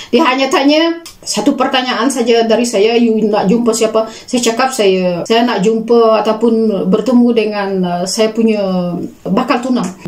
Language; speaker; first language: Malay; native; Malay